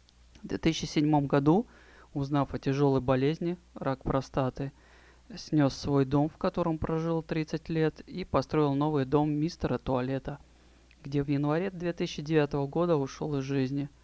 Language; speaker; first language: Russian; native; Russian